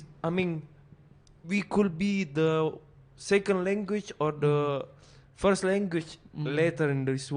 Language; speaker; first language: English; non-native, fluent; Indonesian